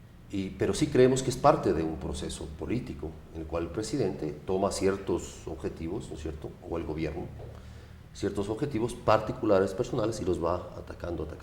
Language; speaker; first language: Spanish; native; Spanish